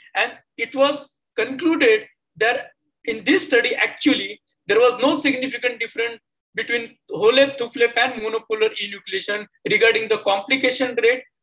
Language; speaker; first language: English; non-native, local second language; Marathi